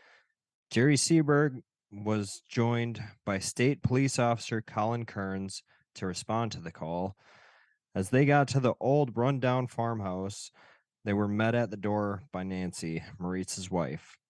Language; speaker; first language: English; native; English